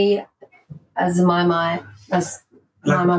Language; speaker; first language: English; non-native, local second language; Afrikaans